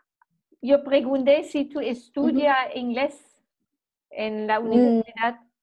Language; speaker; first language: Spanish; non-native, fluent; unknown